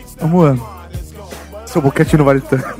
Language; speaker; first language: Portuguese; native; Portuguese